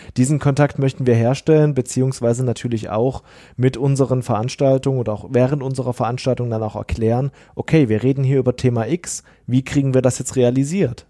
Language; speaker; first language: German; native; German